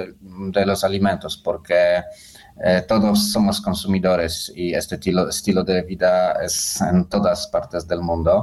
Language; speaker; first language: Spanish; non-native, learner; Polish